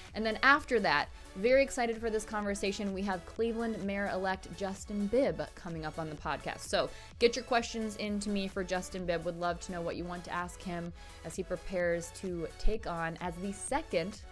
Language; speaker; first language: English; native; English